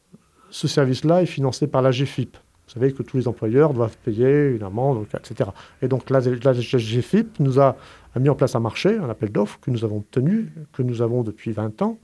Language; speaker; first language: French; native; French